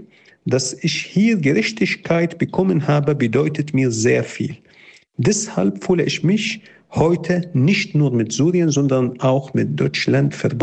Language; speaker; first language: German; non-native, fluent; Arabic